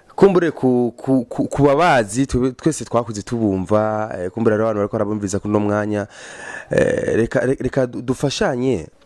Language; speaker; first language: Rundi; native; Rundi